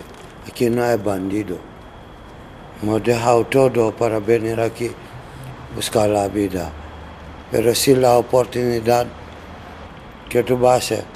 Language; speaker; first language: Spanish; non-native, learner; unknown